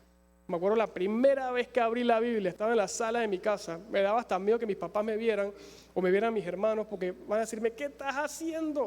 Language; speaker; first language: Spanish; native; Spanish